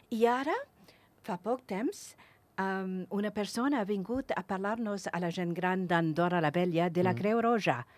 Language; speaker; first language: Catalan; non-native, fluent; English